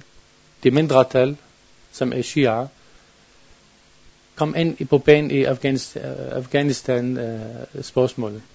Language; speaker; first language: Danish; non-native, learner; Arabic